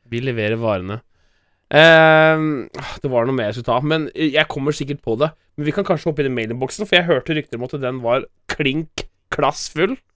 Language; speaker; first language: Norwegian; native; Norwegian